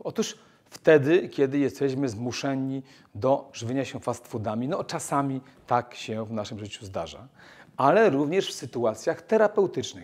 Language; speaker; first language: Polish; native; Polish